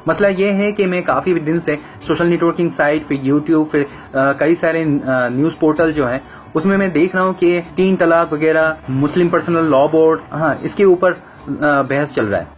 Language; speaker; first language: Hindi; non-native, fluent; Bangla